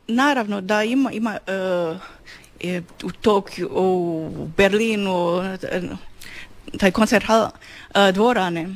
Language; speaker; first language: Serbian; non-native, learner; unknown